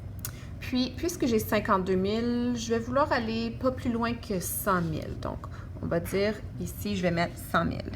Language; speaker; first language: French; native; French